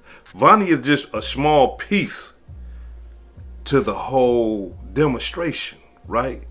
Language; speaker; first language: English; native; English